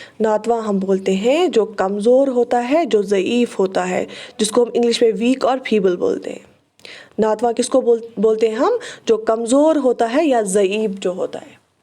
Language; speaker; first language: Urdu; non-native, local second language; Kashmiri